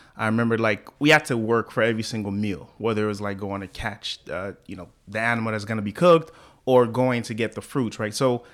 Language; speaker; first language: English; early bilingual, other home language; Haitian Creole